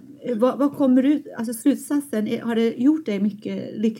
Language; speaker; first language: Swedish; non-native, fluent; Persian